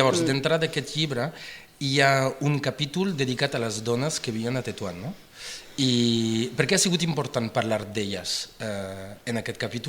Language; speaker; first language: Catalan; non-native, fluent; Basque